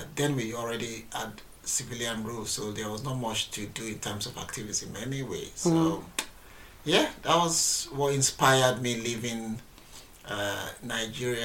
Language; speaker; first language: English; non-native, local second language; Yoruba